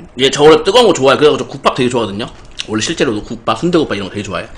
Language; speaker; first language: Korean; native; Korean